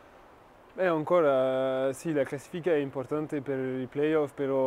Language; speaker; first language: Italian; non-native, fluent; French